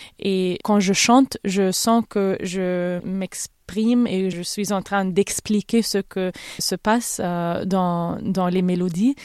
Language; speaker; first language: French; non-native, fluent; Arabic